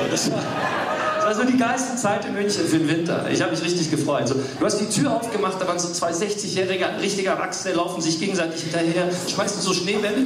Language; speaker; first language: German; early bilingual, other home language; English